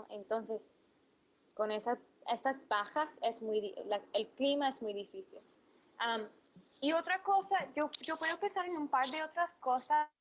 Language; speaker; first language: Spanish; non-native, fluent; English